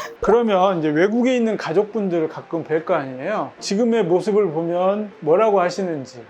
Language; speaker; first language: Korean; native; Korean